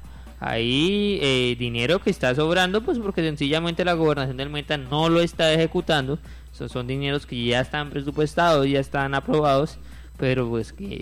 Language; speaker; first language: Spanish; native; Spanish